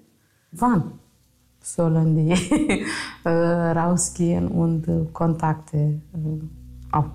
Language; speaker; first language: German; non-native, fluent; Romanian